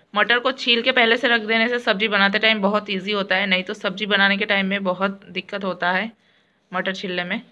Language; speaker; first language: Hindi; non-native, local second language; Bangla